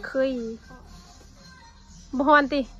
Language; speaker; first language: Chinese; non-native, learner; Lao